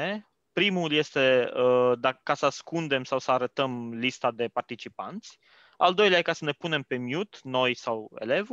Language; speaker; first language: Romanian; native; Romanian